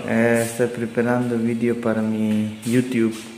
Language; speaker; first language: Spanish; non-native, learner; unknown